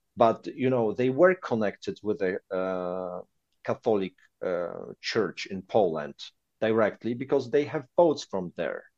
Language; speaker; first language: English; non-native, fluent; Polish